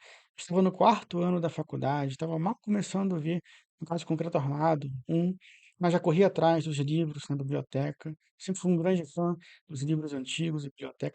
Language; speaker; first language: Portuguese; native; Portuguese